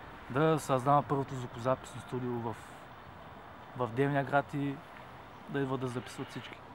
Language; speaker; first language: Bulgarian; native; Bulgarian